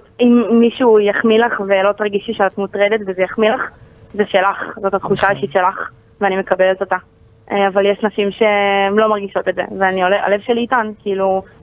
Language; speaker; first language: Hebrew; native; Hebrew